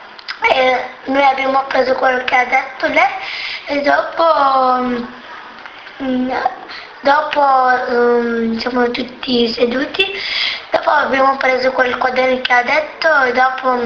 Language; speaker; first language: Italian; non-native, local second language; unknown